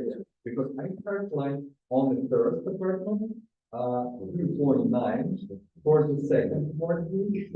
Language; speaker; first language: English; non-native, learner; Russian